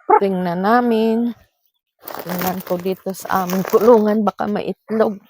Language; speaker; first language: Filipino; native; Filipino